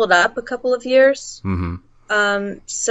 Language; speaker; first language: English; native; English